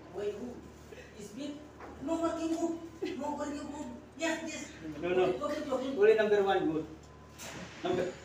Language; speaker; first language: English; non-native, learner; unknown